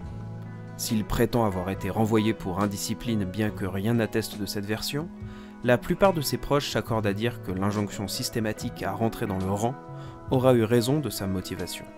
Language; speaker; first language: French; native; French